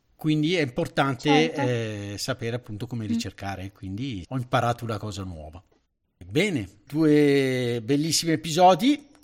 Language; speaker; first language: Italian; native; Italian